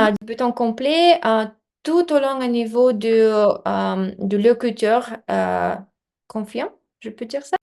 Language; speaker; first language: French; non-native, fluent; Russian